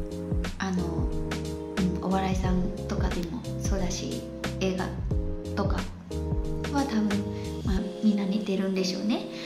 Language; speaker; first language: Japanese; non-native, fluent; Khmer